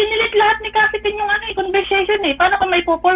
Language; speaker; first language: Filipino; native; Filipino